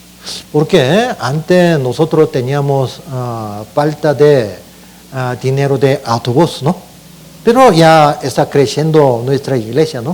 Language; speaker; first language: Spanish; non-native, learner; Korean